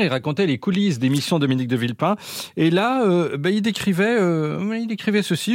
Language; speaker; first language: French; native; French